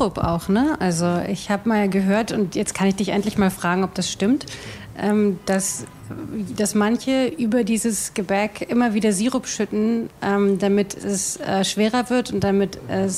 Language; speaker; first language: German; native; German